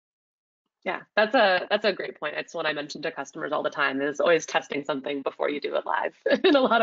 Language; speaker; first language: English; native; English